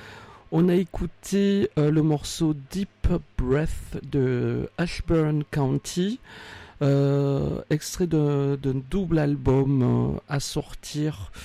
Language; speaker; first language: French; native; French